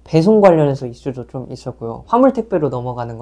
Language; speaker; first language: Korean; native; Korean